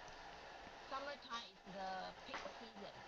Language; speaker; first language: English; non-native, learner; Chinese